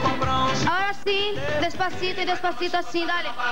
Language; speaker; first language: Spanish; non-native, fluent; Portuguese